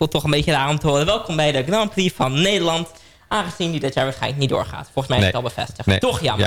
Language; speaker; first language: Dutch; native; Dutch